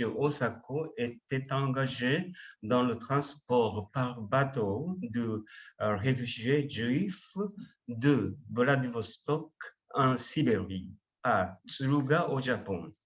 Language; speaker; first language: French; non-native, fluent; Japanese